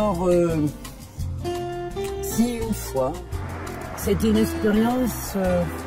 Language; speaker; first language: French; native; French